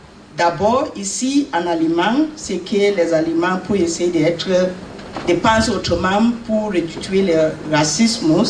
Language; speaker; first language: French; non-native, learner; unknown